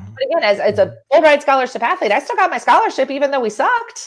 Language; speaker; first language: English; native; English